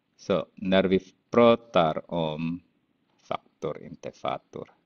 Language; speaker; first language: Swedish; non-native, fluent; Filipino